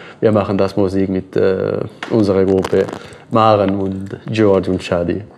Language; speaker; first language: German; non-native, learner; Arabic